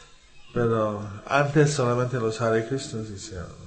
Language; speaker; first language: Spanish; non-native, learner; English